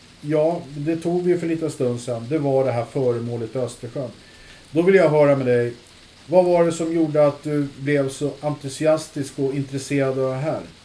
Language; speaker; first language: Swedish; native; Swedish